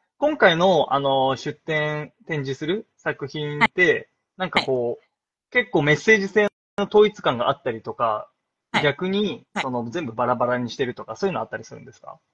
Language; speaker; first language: Japanese; native; Japanese